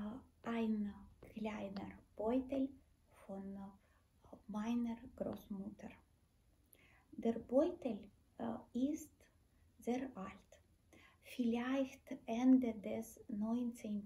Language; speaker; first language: German; non-native, learner; Ukrainian